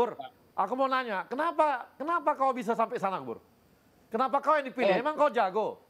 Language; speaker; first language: Indonesian; native; Indonesian